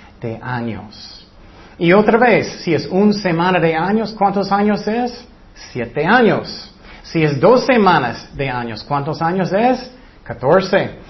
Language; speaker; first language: Spanish; non-native, fluent; English